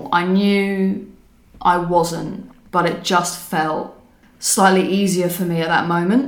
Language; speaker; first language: English; native; English